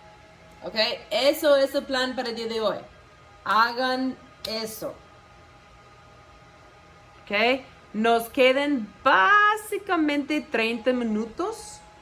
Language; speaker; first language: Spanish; non-native, local second language; English